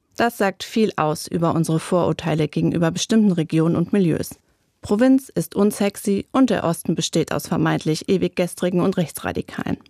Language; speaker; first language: German; native; German